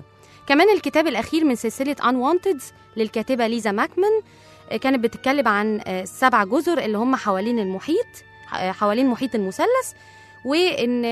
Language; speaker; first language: Arabic; native; Arabic